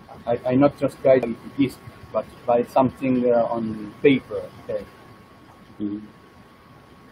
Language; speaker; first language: English; non-native, learner; Italian